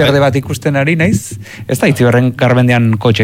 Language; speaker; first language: Basque; native; Basque